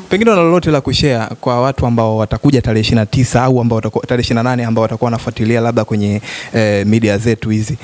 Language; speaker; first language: Swahili; native; Swahili